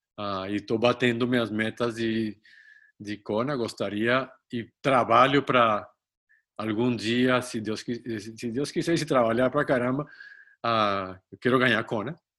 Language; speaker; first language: Portuguese; non-native, fluent; Spanish